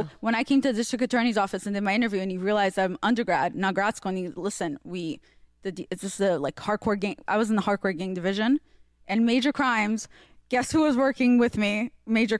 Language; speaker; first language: English; non-native, fluent; Hebrew